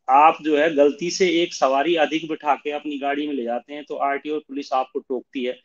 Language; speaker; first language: Hindi; native; Hindi